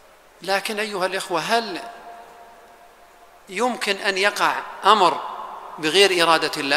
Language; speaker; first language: Arabic; native; Arabic